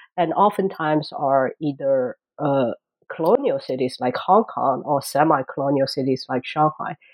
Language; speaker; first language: English; non-native, fluent; Chinese